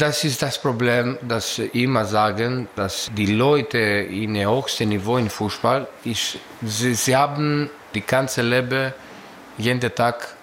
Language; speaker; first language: German; non-native, fluent; Greek